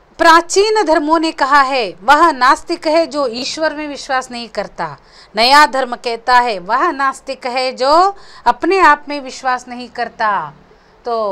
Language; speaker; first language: Hindi; non-native, local second language; Konkani